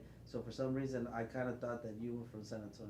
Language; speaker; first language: English; native; English